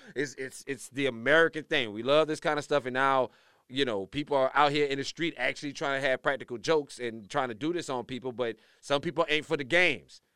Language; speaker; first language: English; native; English